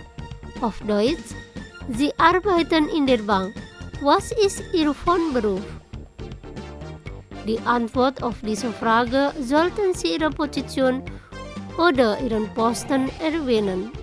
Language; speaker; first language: German; non-native, learner; Indonesian